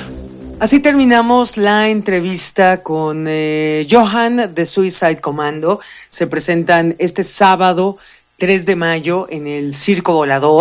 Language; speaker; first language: Spanish; native; Spanish